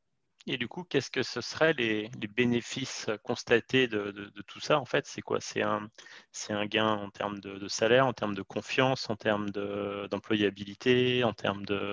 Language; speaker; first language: French; native; French